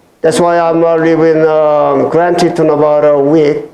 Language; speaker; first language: English; non-native, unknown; Korean